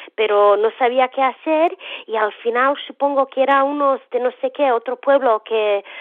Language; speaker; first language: Spanish; non-native, fluent; English